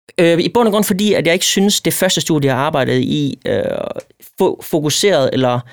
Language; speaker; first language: Danish; native; Danish